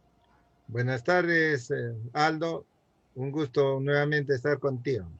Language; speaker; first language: Spanish; native; Spanish